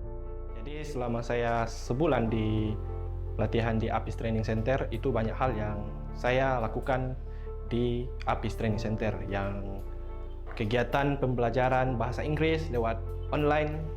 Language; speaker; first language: Indonesian; non-native, local second language; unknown